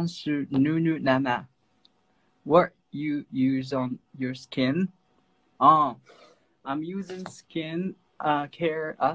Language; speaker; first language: English; non-native, learner; Japanese